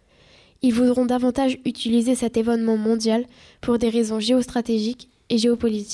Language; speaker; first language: French; native; French